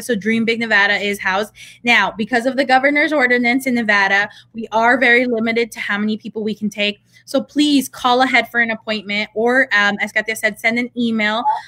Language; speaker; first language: English; early bilingual, other home language; Spanish